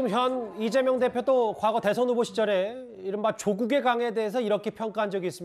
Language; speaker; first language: Korean; native; Korean